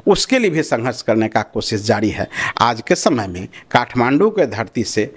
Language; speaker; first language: Hindi; non-native, local second language; Maithili